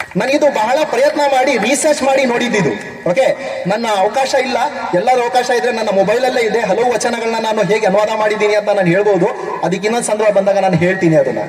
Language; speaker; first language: Kannada; non-native, local second language; Urdu